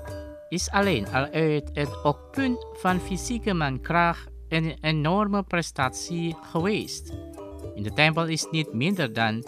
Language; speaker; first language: Dutch; non-native, fluent; Indonesian